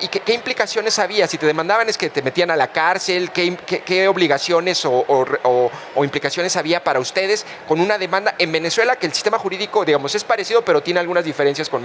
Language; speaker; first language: Spanish; native; Spanish